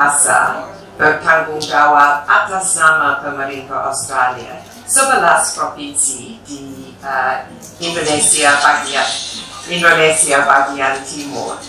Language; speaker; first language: Indonesian; non-native, fluent; English